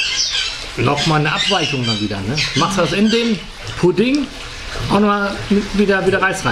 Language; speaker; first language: German; native; German